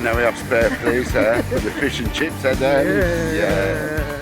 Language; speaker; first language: English; native; English